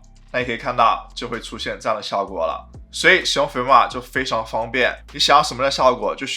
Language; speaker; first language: Chinese; native; Chinese